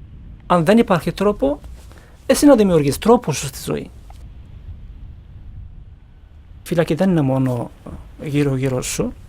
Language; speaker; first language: Greek; non-native, learner; Turkish